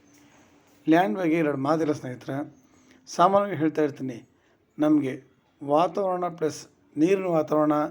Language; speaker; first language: Kannada; native; Kannada